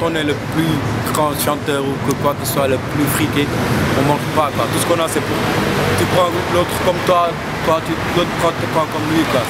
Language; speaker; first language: French; non-native, local second language; Wolof